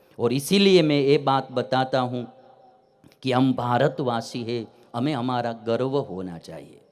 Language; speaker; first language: Hindi; non-native, local second language; Gujarati